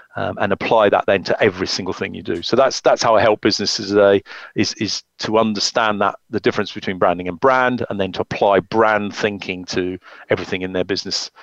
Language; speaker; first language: English; native; English